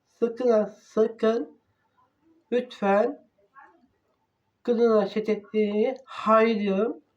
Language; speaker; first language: Turkish; non-native, learner; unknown